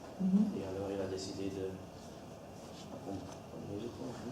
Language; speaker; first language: French; non-native, learner; Dutch